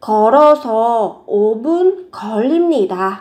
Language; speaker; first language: Korean; non-native, fluent; Vietnamese